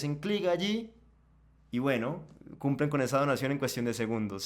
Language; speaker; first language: Spanish; native; Spanish